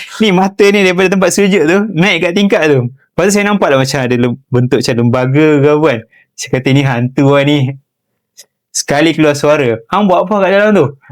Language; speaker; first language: Malay; non-native, local second language; Tamil